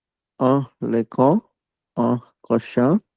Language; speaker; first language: French; non-native, learner; Hindi